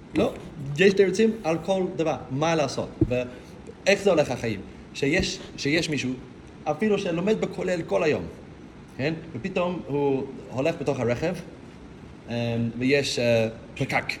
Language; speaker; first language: Hebrew; non-native, fluent; English